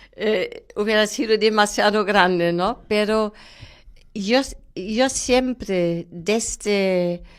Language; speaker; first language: Spanish; non-native, fluent; German